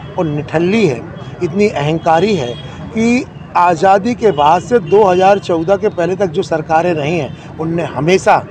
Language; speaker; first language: Hindi; native; Hindi